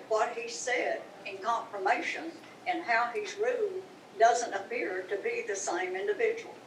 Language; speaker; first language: English; native; English